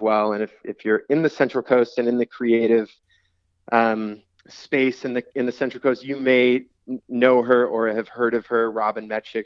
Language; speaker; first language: English; native; English